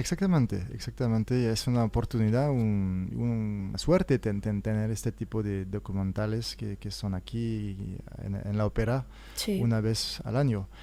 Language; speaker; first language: Spanish; non-native, fluent; French